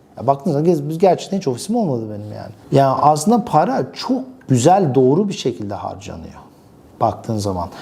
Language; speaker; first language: Turkish; early bilingual, other home language; English